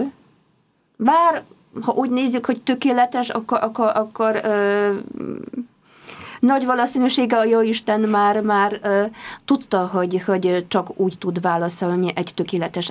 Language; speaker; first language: Hungarian; non-native, fluent; Polish